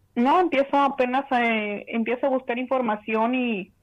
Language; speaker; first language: Spanish; native; Spanish